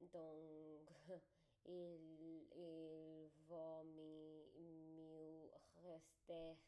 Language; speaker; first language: French; non-native, learner; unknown